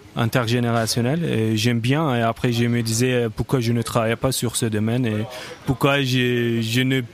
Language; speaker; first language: French; non-native, fluent; Turkish